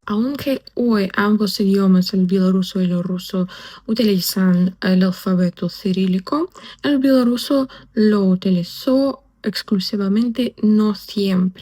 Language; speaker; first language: Spanish; non-native, fluent; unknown